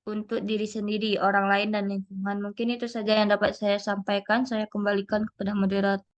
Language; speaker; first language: Indonesian; native; Indonesian